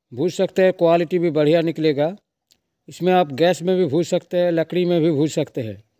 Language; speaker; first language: Hindi; non-native, local second language; Bangla